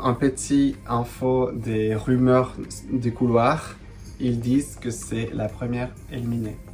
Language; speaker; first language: French; non-native, fluent; Spanish